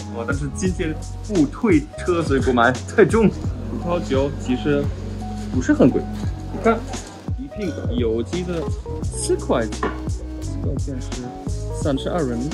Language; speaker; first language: Chinese; non-native, fluent; German